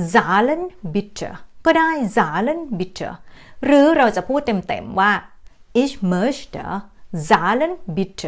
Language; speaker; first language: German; non-native, fluent; Thai